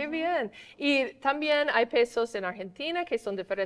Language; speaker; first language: Spanish; non-native, fluent; English